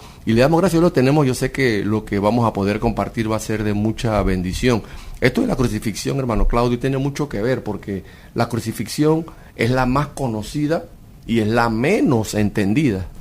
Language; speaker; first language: Spanish; native; Spanish